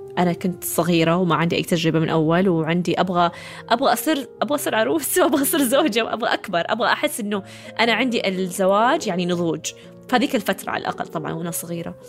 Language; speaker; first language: Arabic; early bilingual, heritage; Arabic